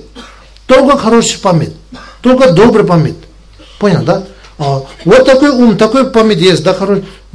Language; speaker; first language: Russian; non-native, learner; Tibetan